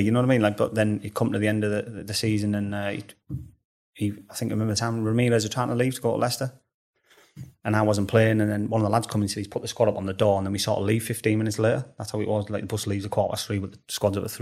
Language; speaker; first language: English; native; English